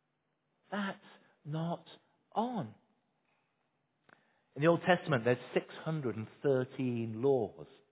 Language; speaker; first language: English; native; English